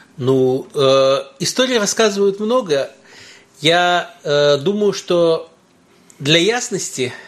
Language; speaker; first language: Russian; early bilingual, heritage; Russian